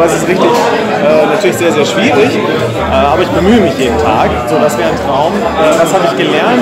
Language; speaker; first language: German; native; German